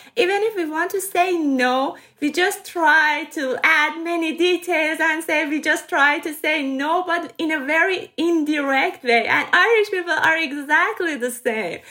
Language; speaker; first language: English; non-native, fluent; Persian